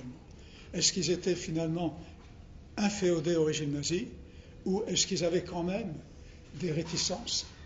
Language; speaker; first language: French; native; French